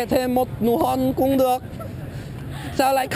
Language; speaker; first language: Vietnamese; non-native, fluent; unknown